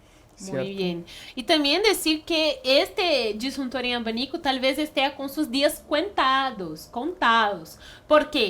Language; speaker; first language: Spanish; non-native, fluent; Portuguese